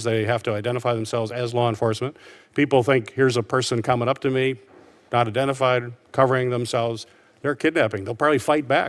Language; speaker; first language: English; native; English